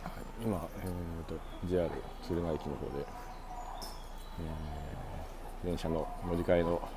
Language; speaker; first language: Japanese; native; Japanese